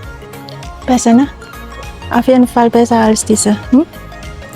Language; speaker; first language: German; non-native, learner; Indonesian